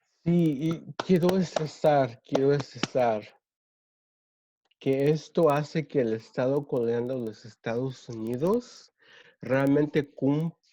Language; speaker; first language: Spanish; early bilingual, other home language; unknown